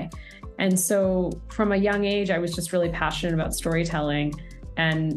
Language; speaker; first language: English; native; English